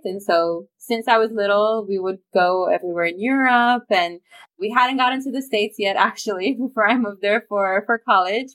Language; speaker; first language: English; non-native, fluent; Romanian